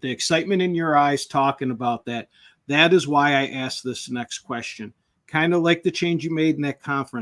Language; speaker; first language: English; native; English